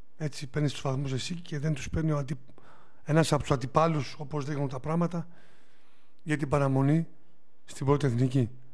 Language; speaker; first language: Greek; native; Greek